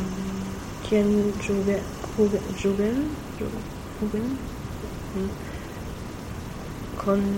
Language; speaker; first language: Spanish; non-native, learner; German